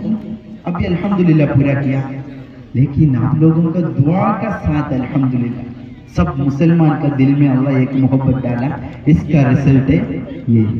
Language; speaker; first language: Hindi; non-native, local second language; Malayalam